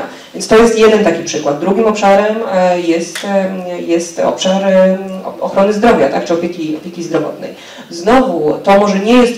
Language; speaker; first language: Polish; native; Polish